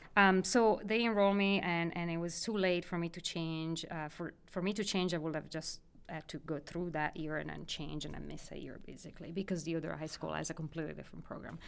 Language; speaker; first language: English; non-native, fluent; Italian